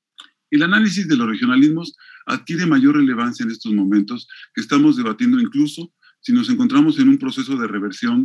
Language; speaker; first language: Spanish; native; Spanish